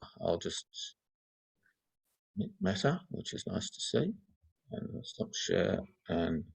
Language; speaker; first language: English; native; English